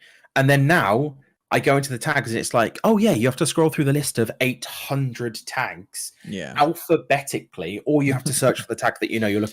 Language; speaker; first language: English; native; English